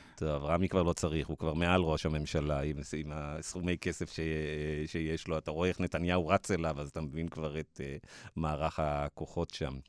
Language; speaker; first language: Hebrew; native; Hebrew